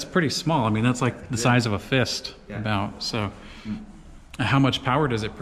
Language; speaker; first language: English; native; English